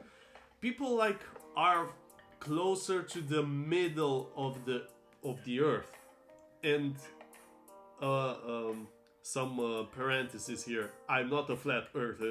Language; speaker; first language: English; non-native, fluent; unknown